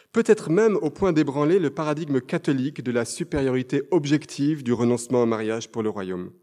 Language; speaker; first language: French; native; French